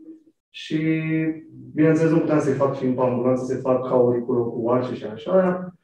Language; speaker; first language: Romanian; native; Romanian